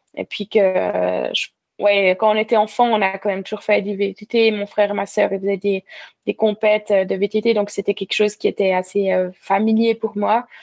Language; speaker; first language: French; native; French